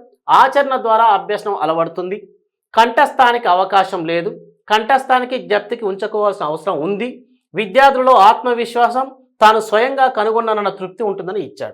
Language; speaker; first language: Telugu; native; Telugu